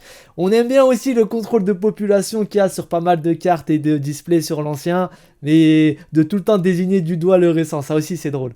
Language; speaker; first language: French; native; French